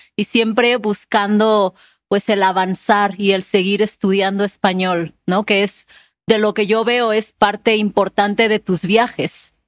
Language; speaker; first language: Spanish; native; Spanish